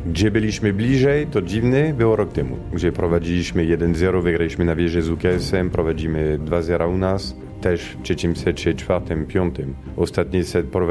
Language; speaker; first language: Polish; non-native, fluent; Italian